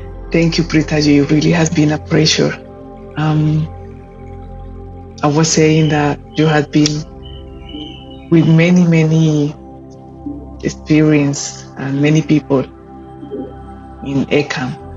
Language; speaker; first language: English; non-native, fluent; Spanish